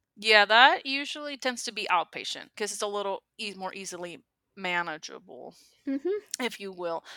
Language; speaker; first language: English; non-native, fluent; Spanish